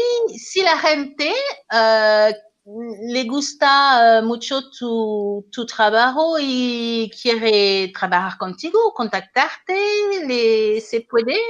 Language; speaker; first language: Spanish; non-native, learner; French